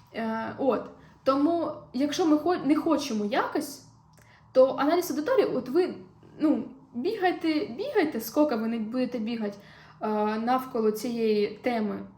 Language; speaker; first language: Ukrainian; non-native, local second language; Russian